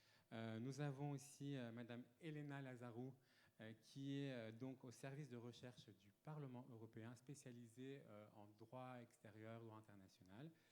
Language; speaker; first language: French; native; French